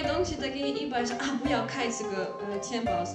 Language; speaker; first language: Chinese; non-native, learner; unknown